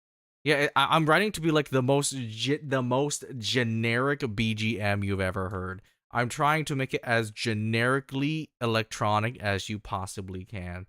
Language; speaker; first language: English; native; English